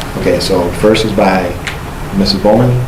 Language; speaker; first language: English; native; English